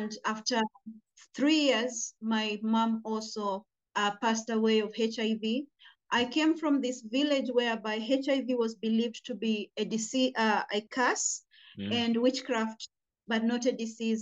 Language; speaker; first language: English; non-native, local second language; Luyia